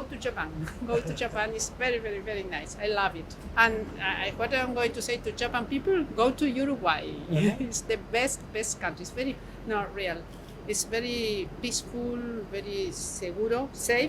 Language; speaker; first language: English; non-native, learner; Spanish